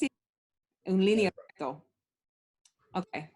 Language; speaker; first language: Spanish; non-native, learner; English